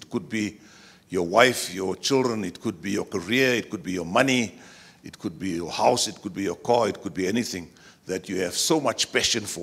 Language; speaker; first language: English; non-native, local second language; Afrikaans